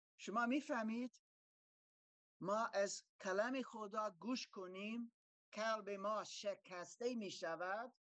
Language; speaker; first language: Persian; non-native, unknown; German